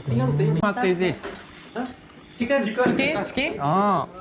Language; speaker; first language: English; non-native, learner; Japanese